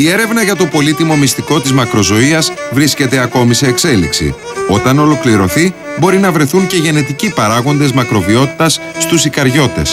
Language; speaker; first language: Greek; native; Greek